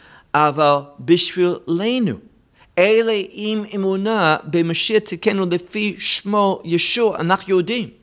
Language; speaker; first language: Hebrew; non-native, fluent; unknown